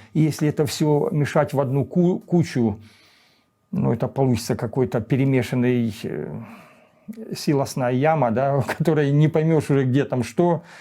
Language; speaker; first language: Russian; native; Russian